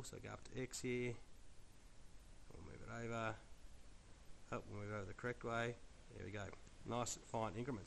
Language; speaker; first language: English; native; English